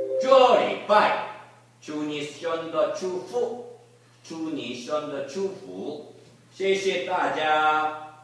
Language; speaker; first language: Chinese; non-native, learner; Korean